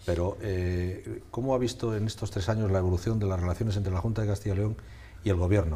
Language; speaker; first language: Spanish; native; Spanish